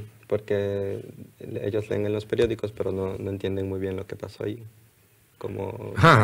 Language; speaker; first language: Spanish; non-native, fluent; Russian